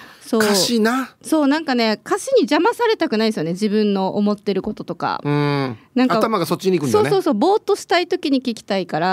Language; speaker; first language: Japanese; native; Japanese